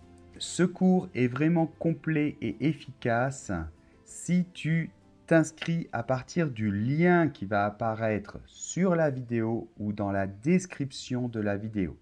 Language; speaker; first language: French; native; French